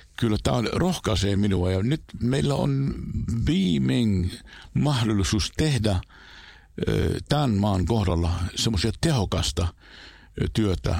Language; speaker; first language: Finnish; non-native, fluent; Arabic